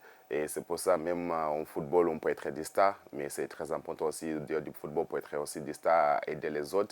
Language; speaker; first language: French; non-native, fluent; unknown